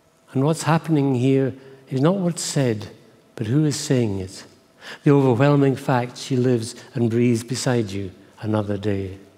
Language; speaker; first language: English; native; English